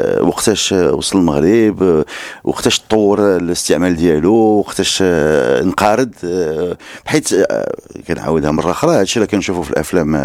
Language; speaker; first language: Arabic; native; Arabic